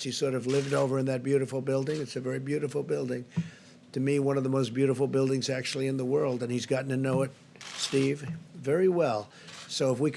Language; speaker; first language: English; native; English